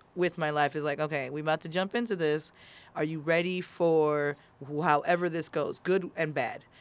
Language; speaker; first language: English; native; English